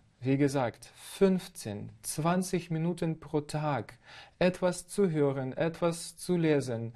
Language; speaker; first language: German; non-native, fluent; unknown